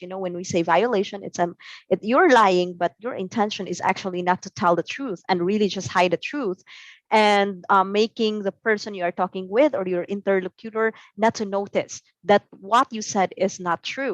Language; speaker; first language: English; non-native, local second language; Cebuano